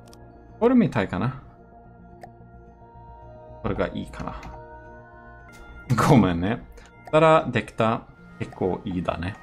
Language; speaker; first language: Japanese; non-native, learner; Swedish